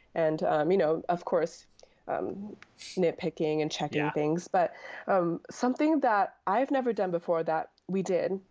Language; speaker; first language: English; native; English